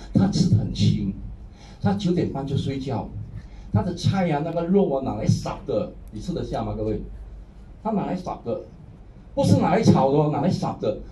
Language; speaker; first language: Chinese; non-native, local second language; Hakka Chinese